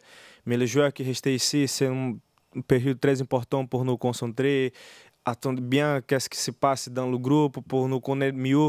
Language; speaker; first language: French; non-native, learner; Portuguese